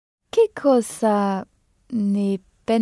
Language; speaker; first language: Italian; non-native, learner; French